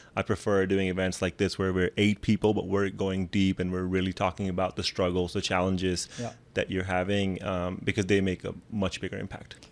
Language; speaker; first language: English; non-native, local second language; Urdu